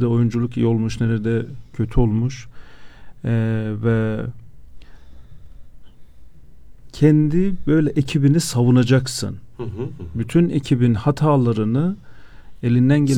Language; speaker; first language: Turkish; non-native, fluent; Azerbaijani